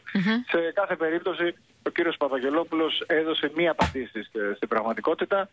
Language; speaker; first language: Greek; native; Greek